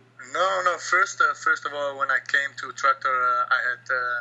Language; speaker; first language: English; non-native, fluent; Dutch